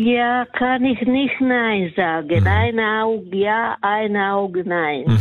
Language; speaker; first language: German; non-native, learner; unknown